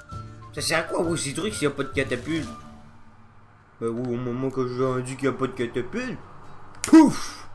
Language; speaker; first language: French; native; French